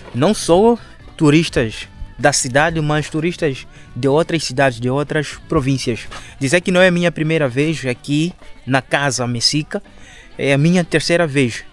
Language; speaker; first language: Portuguese; non-native, local second language; Shona